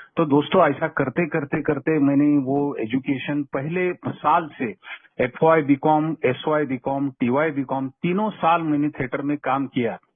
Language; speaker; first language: Hindi; non-native, local second language; Kannada